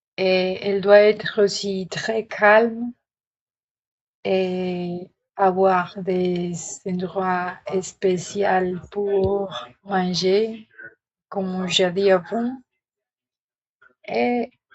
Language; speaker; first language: French; non-native, learner; Spanish